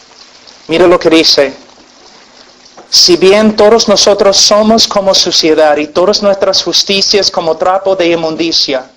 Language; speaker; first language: Spanish; non-native, fluent; English